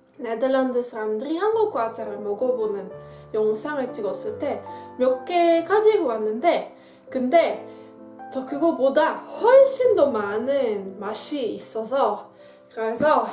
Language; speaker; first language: Korean; non-native, fluent; Dutch